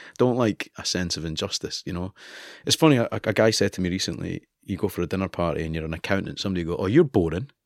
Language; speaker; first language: English; native; English